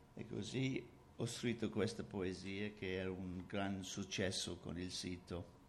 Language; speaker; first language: Italian; non-native, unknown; English